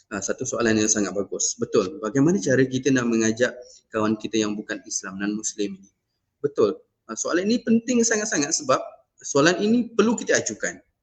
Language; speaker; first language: Malay; non-native, local second language; Iban